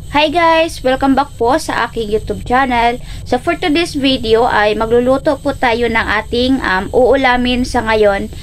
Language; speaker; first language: Filipino; non-native, local second language; Cebuano